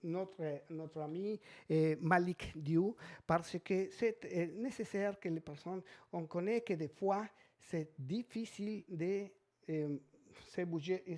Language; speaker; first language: French; non-native, learner; Spanish